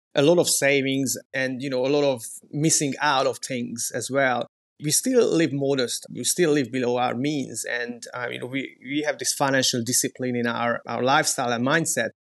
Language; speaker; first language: English; non-native, fluent; Hungarian